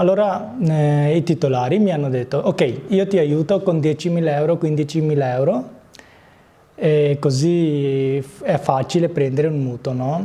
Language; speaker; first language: Italian; early bilingual, other home language; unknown